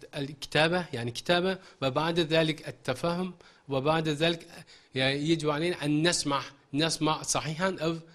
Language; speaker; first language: Arabic; non-native, fluent; Turkish